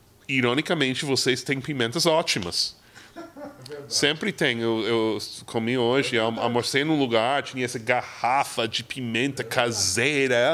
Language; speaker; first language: Portuguese; non-native, fluent; English